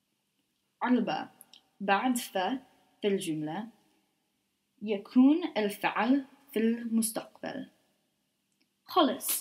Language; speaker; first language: Arabic; non-native, learner; English